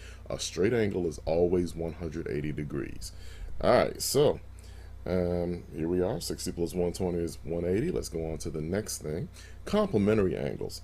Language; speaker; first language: English; native; English